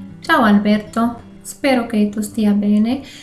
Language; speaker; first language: Italian; non-native, learner; Arabic